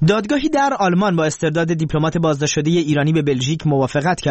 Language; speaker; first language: Persian; native; Persian